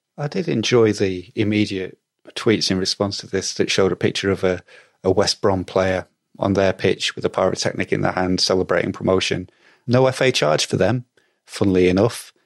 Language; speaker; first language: English; native; English